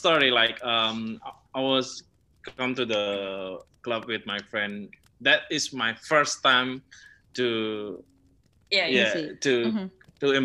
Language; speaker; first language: English; non-native, learner; Indonesian